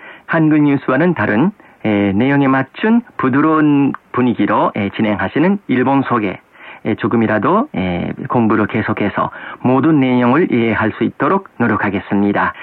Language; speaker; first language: Korean; non-native, fluent; Japanese